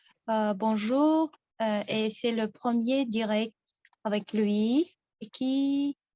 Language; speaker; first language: French; non-native, fluent; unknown